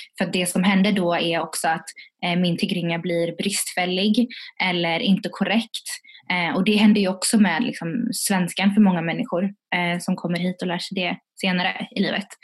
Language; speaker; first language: Swedish; early bilingual, other home language; Tigrinya